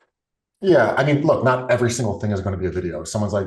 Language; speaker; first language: English; native; English